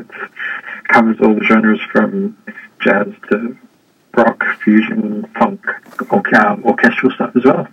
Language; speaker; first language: English; native; English